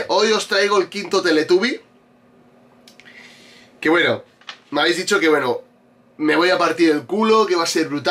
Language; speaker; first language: Spanish; native; Spanish